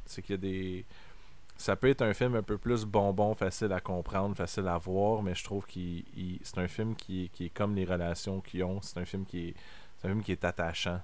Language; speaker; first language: French; native; French